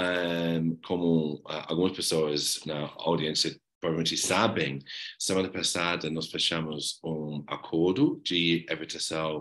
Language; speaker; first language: Portuguese; non-native, fluent; English